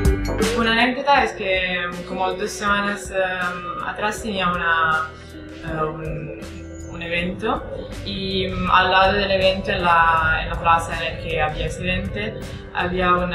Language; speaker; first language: Spanish; non-native, fluent; Italian